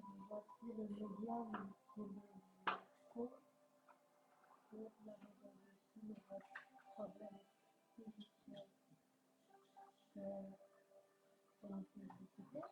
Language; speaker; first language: French; non-native, learner; Chinese